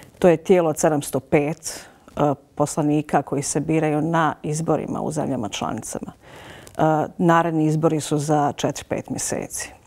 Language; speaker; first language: Serbian; native; Serbian